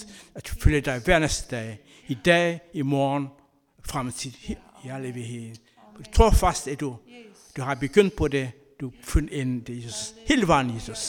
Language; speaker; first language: Danish; non-native, learner; Kabuverdianu